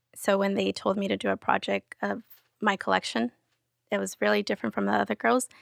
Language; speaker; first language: English; early bilingual, other home language; Spanish